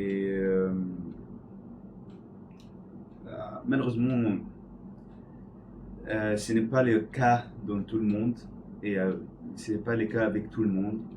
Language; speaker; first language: French; non-native, learner; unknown